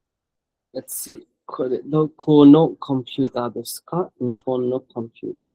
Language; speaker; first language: Japanese; non-native, learner; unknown